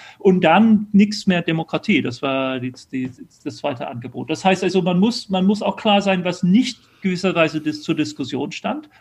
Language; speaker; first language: German; early bilingual, other home language; English